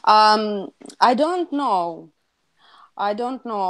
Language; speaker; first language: English; non-native, learner; Russian